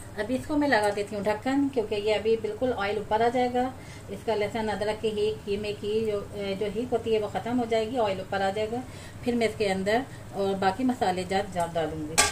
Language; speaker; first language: Hindi; native; Hindi